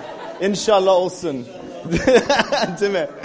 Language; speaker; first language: Turkish; non-native, fluent; English